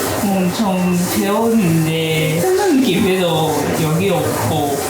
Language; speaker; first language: Korean; non-native, learner; Japanese